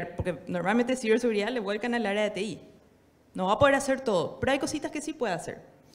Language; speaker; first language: Spanish; native; Spanish